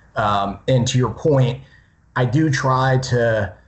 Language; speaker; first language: English; native; English